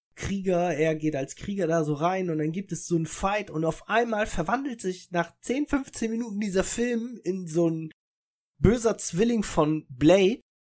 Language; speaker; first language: German; early bilingual, other home language; Italian